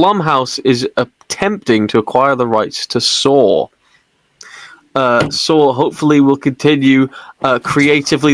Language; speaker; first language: English; native; English